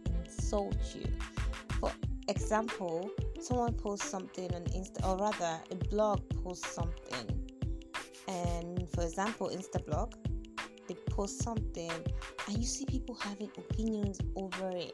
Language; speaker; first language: English; non-native, local second language; Yoruba